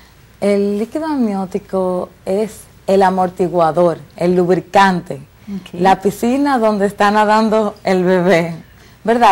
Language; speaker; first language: Spanish; native; Spanish